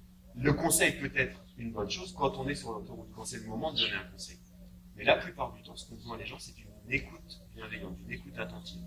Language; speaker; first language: French; native; French